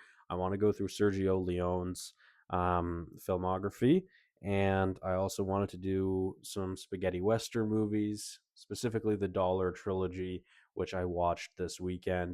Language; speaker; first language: English; native; English